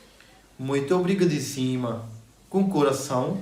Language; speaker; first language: Portuguese; non-native, learner; Hindi